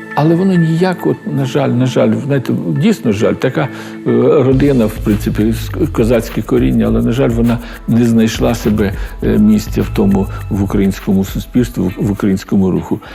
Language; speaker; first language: Ukrainian; native; Ukrainian